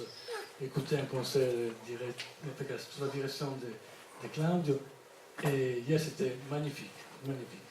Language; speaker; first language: French; non-native, fluent; Italian